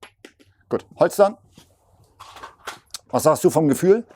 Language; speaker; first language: German; native; German